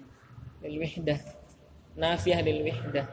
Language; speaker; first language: Arabic; non-native, fluent; Indonesian